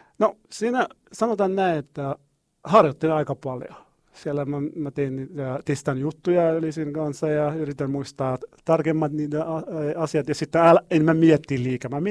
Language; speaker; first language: Finnish; non-native, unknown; Arabic